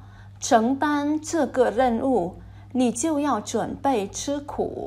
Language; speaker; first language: Chinese; non-native, fluent; Vietnamese